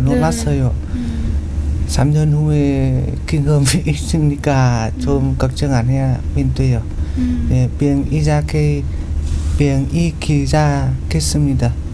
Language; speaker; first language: Korean; non-native, learner; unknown